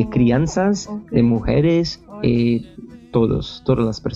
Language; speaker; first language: Spanish; non-native, learner; Portuguese